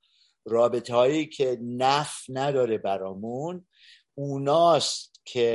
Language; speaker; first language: Persian; early bilingual, heritage; Persian